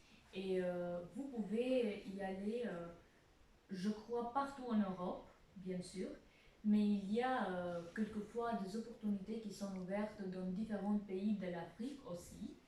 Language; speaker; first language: French; non-native, fluent; Albanian